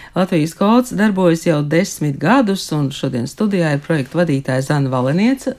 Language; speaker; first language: Latvian; native; Latvian